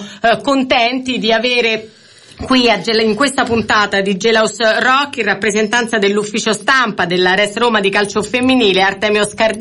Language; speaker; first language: Italian; native; Italian